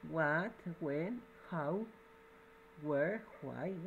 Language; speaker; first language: English; non-native, fluent; Spanish